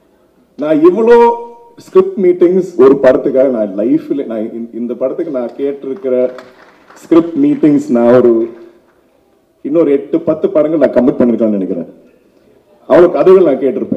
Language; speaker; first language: Tamil; non-native, local second language; Malayalam